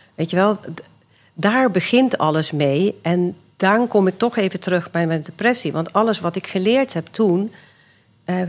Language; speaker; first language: Dutch; early bilingual, other home language; Swedish